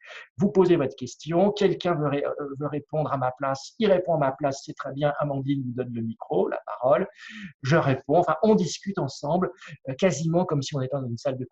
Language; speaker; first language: French; native; French